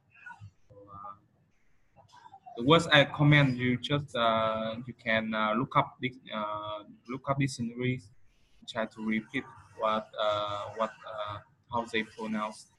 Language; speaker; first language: English; non-native, fluent; Vietnamese